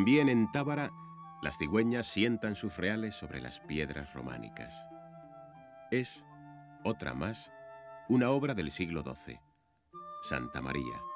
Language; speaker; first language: Spanish; native; Spanish